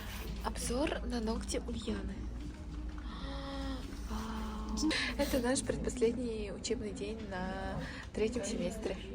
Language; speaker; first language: Russian; native; Russian